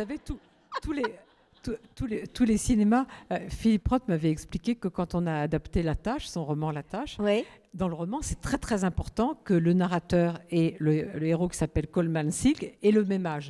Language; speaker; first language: French; native; French